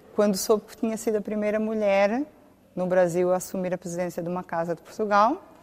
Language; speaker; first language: Portuguese; native; Portuguese